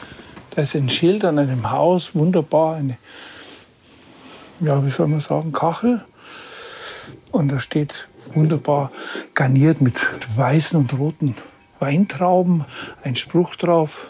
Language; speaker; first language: German; native; German